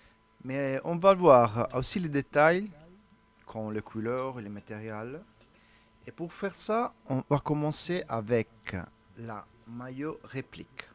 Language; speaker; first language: French; non-native, learner; Italian